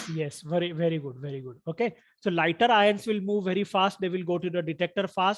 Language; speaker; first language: English; non-native, local second language; Marathi